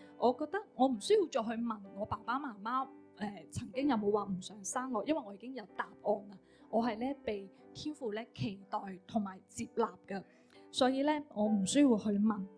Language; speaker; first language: Cantonese; early bilingual, other home language; Min Nan Chinese